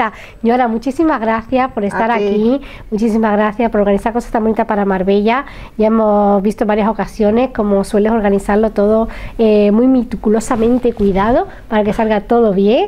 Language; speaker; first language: Spanish; native; Spanish